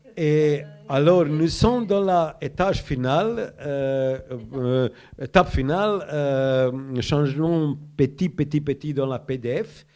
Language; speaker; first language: French; non-native, learner; Croatian